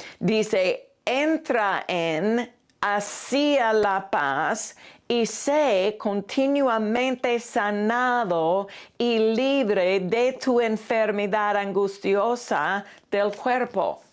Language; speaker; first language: Spanish; non-native, fluent; English